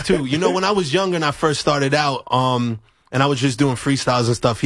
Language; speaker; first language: English; native; English